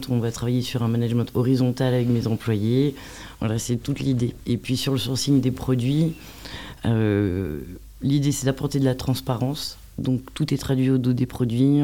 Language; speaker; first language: French; native; French